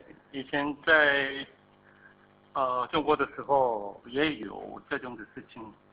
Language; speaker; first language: Chinese; non-native, fluent; Korean